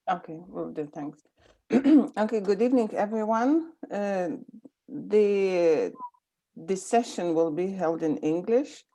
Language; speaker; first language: English; non-native, fluent; Lithuanian